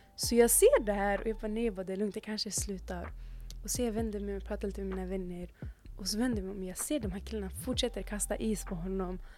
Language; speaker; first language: Swedish; native; Swedish